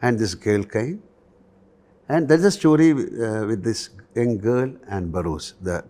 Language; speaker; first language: English; non-native, local second language; Malayalam